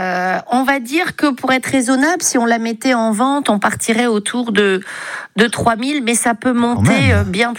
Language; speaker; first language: French; native; French